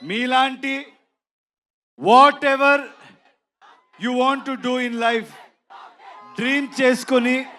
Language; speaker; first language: Telugu; non-native, learner; Kannada